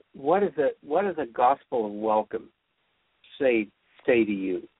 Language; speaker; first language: English; native; English